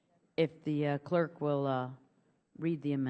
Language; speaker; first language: English; native; English